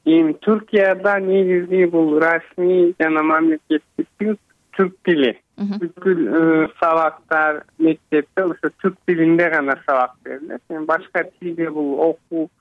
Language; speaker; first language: Kyrgyz; early bilingual, heritage; Kyrgyz